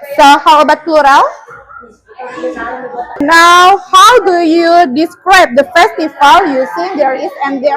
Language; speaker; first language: English; non-native, learner; Indonesian